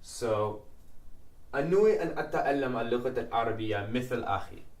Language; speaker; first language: Arabic; non-native, learner; English